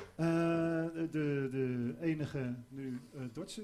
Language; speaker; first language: Dutch; native; Dutch